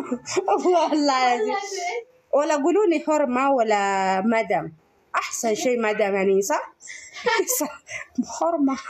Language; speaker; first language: Arabic; non-native, learner; Oromo